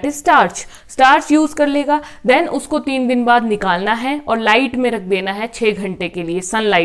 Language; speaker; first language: Hindi; native; Hindi